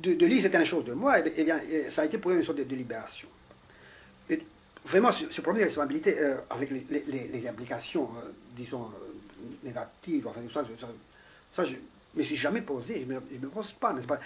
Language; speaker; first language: French; non-native, fluent; Romanian